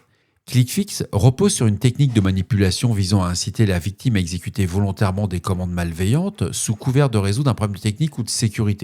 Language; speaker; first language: French; native; French